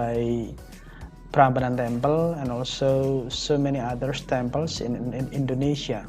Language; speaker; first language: English; non-native, fluent; Indonesian